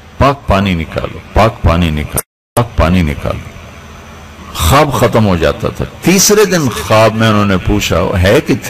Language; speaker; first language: Urdu; non-native, local second language; Punjabi